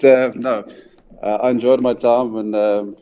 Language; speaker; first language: English; non-native, local second language; Afrikaans